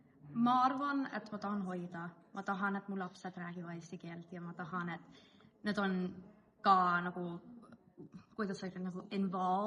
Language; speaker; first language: Estonian; early bilingual, heritage; English